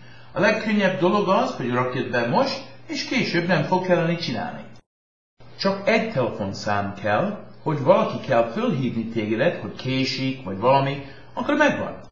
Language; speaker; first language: Hungarian; early bilingual, heritage; Hungarian